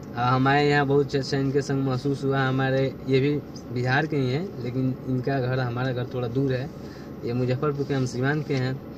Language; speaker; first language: Hindi; native; Hindi